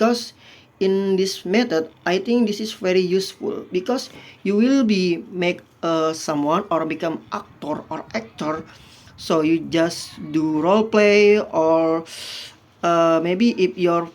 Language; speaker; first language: English; non-native, fluent; Indonesian